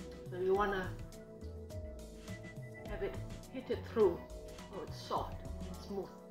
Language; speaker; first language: English; non-native, fluent; Vietnamese